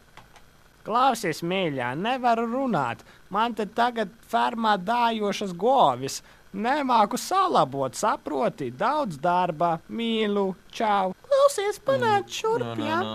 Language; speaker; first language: Latvian; native; Latvian